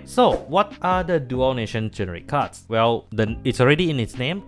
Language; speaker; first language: English; non-native, fluent; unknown